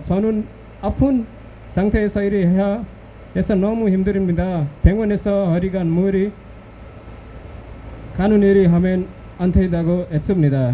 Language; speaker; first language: Korean; non-native, learner; Nepali